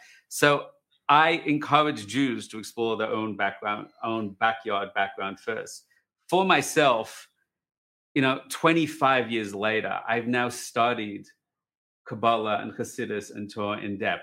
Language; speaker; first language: English; native; English